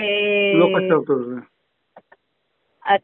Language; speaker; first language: Hebrew; native; Hebrew